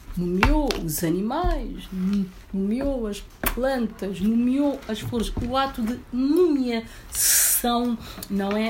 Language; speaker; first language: Portuguese; early bilingual, other home language; Upper Guinea Crioulo